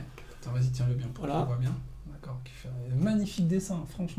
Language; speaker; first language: French; native; French